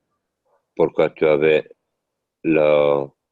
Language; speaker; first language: French; non-native, learner; Italian